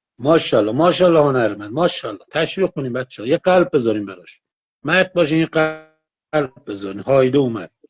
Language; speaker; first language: Persian; non-native, local second language; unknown